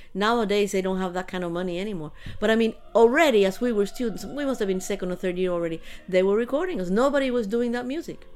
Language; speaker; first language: English; early bilingual, other home language; Spanish